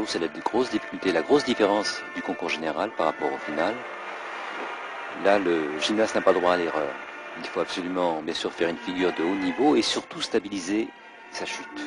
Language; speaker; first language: French; native; French